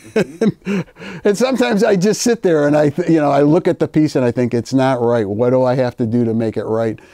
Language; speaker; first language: English; native; English